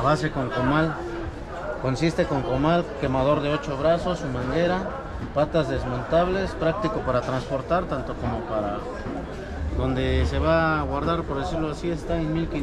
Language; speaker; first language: Spanish; native; Spanish